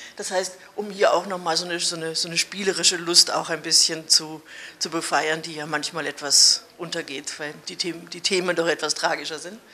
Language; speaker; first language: German; native; German